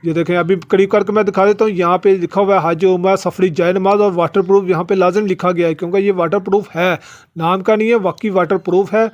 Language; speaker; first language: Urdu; non-native, local second language; Punjabi